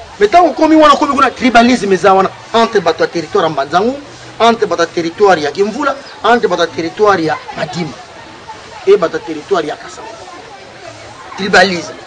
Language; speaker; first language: Lingala; non-native, local second language; Kongo